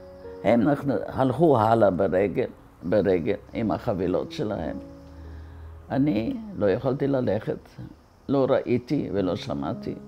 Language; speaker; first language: Hebrew; non-native, fluent; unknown